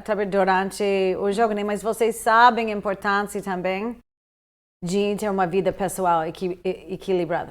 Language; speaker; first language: Portuguese; non-native, fluent; English